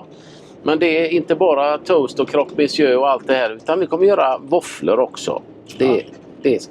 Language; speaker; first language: Swedish; native; Swedish